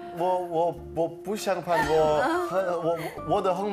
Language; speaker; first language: Chinese; non-native, learner; Korean